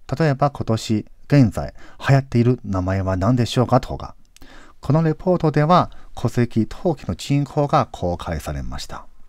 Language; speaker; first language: Japanese; non-native, fluent; Chinese